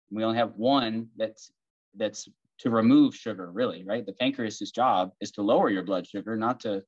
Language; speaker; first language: English; native; English